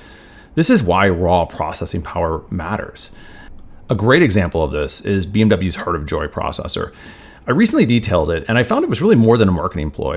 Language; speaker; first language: English; native; English